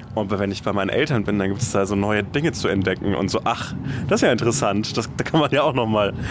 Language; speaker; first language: German; native; German